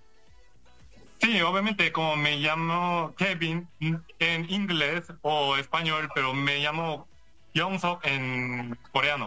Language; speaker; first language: Spanish; non-native, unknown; Korean